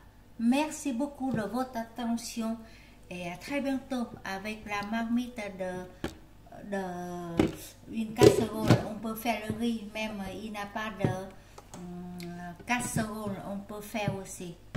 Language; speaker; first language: French; non-native, learner; Vietnamese